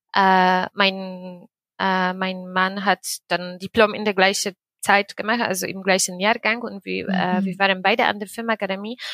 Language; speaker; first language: German; non-native, fluent; Polish